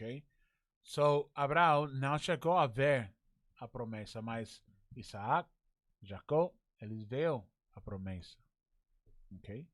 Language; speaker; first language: Portuguese; non-native, learner; English